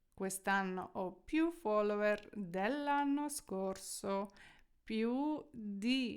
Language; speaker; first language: Italian; non-native, fluent; Ukrainian